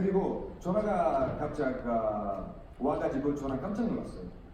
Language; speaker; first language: Korean; non-native, learner; Bulgarian